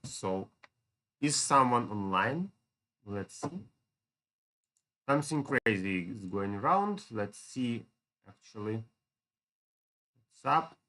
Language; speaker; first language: English; non-native, fluent; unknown